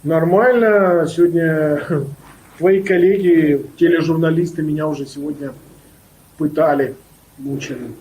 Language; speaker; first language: Russian; native; Russian